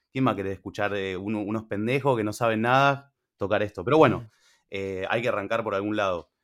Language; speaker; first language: Spanish; early bilingual, other home language; English